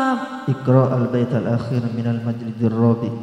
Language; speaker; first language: Arabic; non-native, fluent; Indonesian